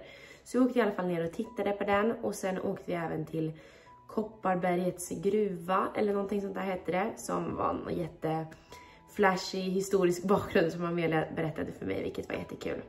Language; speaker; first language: Swedish; native; Swedish